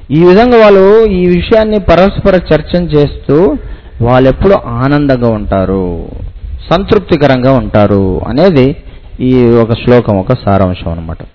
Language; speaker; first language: Telugu; non-native, fluent; Hindi